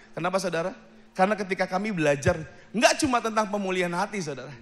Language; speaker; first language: Indonesian; native; Indonesian